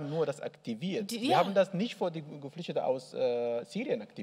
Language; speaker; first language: German; non-native, learner; Arabic